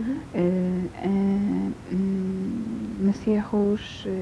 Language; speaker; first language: French; non-native, learner; Polish